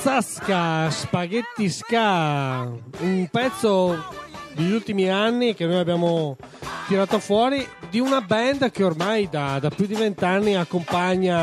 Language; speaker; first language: Italian; native; Italian